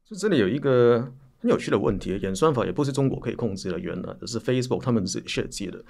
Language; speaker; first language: Chinese; non-native, local second language; Cantonese